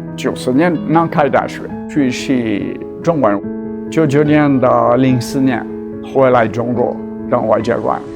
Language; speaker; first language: Chinese; non-native, fluent; French